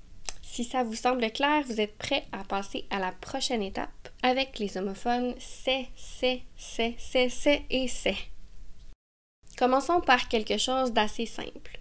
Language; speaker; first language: French; native; French